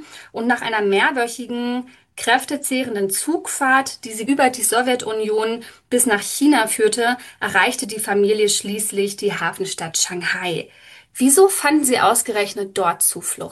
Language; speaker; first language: German; native; German